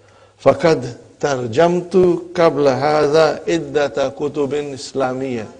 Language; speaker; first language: Arabic; non-native, fluent; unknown